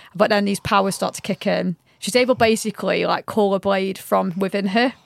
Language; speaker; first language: English; native; English